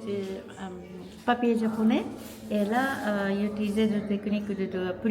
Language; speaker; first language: French; non-native, learner; Japanese